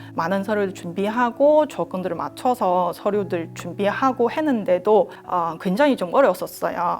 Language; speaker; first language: Korean; non-native, fluent; Chinese